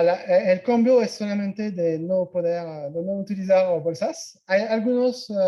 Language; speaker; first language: Spanish; non-native, fluent; French